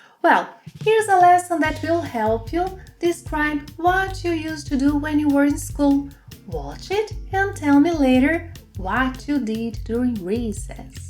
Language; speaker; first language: English; non-native, fluent; Portuguese